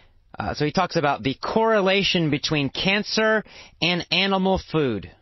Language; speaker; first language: English; native; English